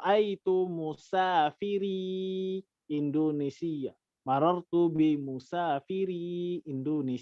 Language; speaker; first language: Arabic; non-native, fluent; Indonesian